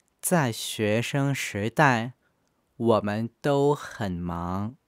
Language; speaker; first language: Chinese; non-native, fluent; Korean